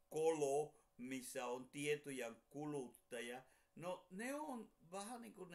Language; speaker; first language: Finnish; non-native, fluent; Spanish